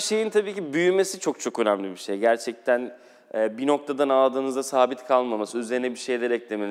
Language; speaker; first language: Turkish; native; Turkish